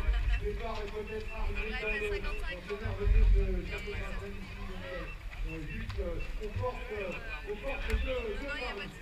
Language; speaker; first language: French; native; French